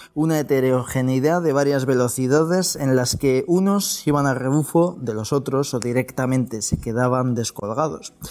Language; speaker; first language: Spanish; native; Spanish